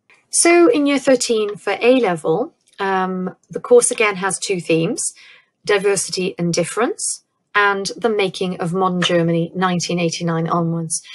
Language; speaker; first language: English; native; English